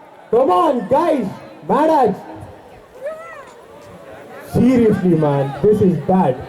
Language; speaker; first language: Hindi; non-native, local second language; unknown